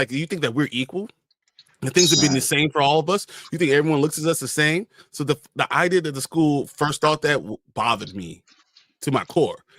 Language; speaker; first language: English; native; English